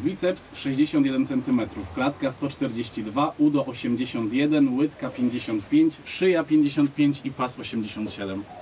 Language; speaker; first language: Polish; native; Polish